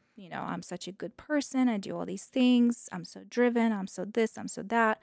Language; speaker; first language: English; non-native, fluent; Russian